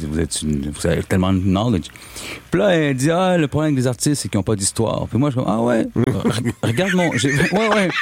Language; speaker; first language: French; early bilingual, other home language; Spanish